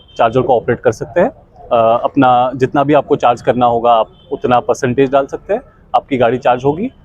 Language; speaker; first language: Hindi; native; Hindi